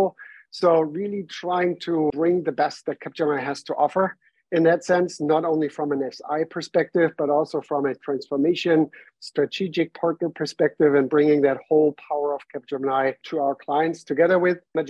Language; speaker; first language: English; non-native, fluent; German